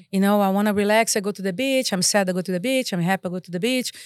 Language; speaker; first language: English; non-native, fluent; Portuguese